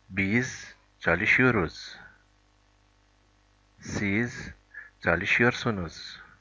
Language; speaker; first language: Turkish; non-native, fluent; French